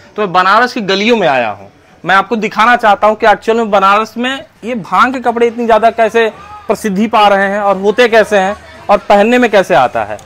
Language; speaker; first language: Hindi; native; Hindi